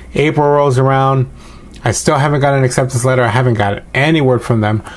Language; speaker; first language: English; native; English